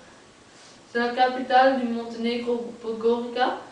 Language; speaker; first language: French; non-native, learner; Dutch